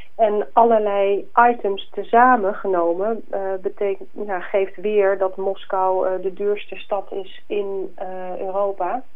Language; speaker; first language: Dutch; native; Dutch